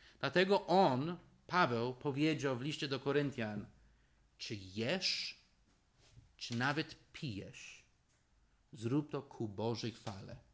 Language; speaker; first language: Polish; non-native, fluent; English